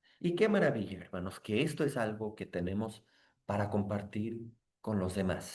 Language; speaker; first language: Spanish; native; Spanish